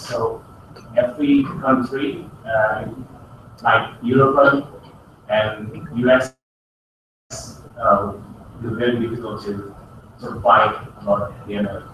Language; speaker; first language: English; non-native, learner; Indonesian